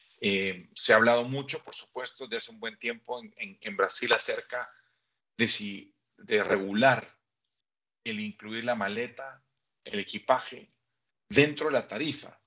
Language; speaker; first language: Spanish; native; Spanish